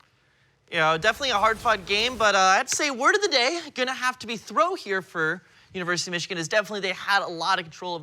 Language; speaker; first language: English; native; English